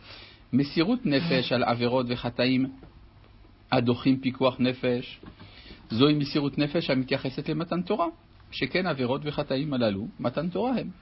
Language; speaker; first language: Hebrew; native; Hebrew